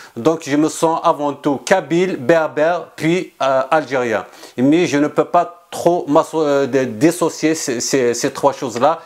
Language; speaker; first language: French; non-native, local second language; Kabyle